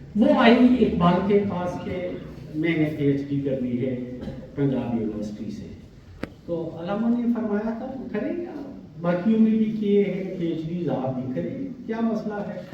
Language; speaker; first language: Urdu; non-native, local second language; Pashto